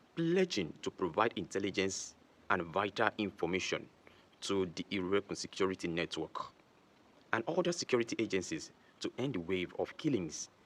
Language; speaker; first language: English; non-native, local second language; Yoruba